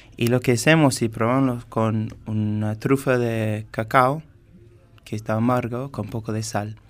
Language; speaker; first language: Spanish; non-native, fluent; English